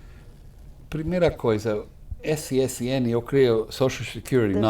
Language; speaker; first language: Portuguese; non-native, fluent; English